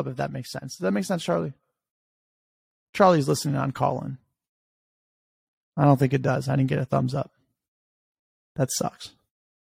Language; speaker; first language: English; native; English